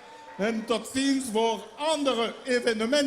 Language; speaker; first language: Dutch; non-native, local second language; French